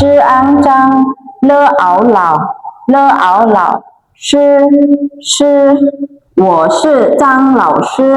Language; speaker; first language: Chinese; non-native, fluent; Khmer